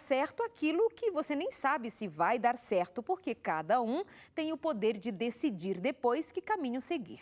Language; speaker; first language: Portuguese; native; Portuguese